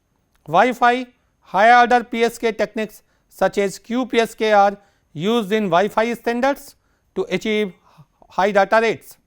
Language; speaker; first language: English; non-native, local second language; Hindi